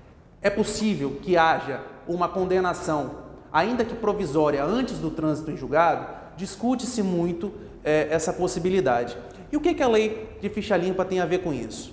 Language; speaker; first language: Portuguese; native; Portuguese